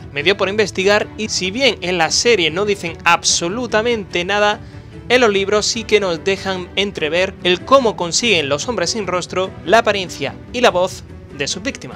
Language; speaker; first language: Spanish; native; Spanish